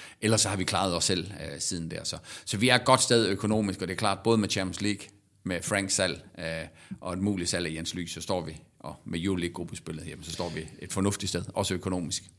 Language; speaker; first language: Danish; native; Danish